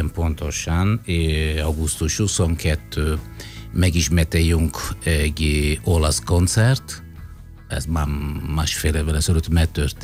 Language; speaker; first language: Hungarian; non-native, fluent; Italian